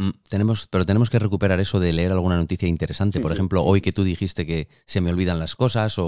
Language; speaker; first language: Spanish; non-native, fluent; Japanese